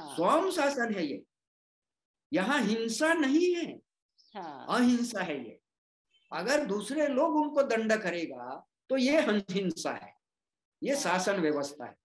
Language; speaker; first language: Hindi; non-native, local second language; Gondi